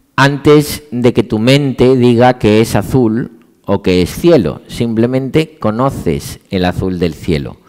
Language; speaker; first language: Spanish; native; Spanish